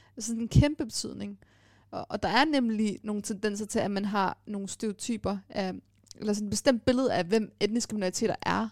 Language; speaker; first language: Danish; early bilingual, other home language; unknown